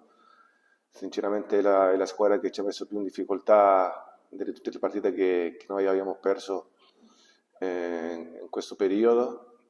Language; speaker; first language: Italian; non-native, fluent; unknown